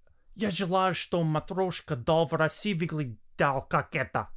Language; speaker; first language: Russian; non-native, fluent; English